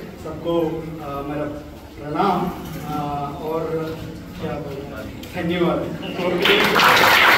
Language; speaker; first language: Hindi; non-native, local second language; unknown